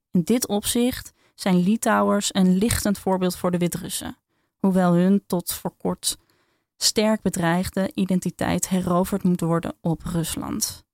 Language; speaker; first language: Dutch; native; Dutch